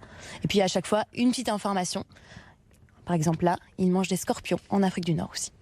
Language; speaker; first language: French; native; French